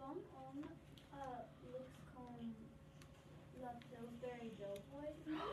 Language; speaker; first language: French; non-native, learner; English